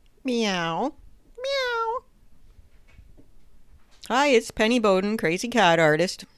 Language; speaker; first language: English; native; English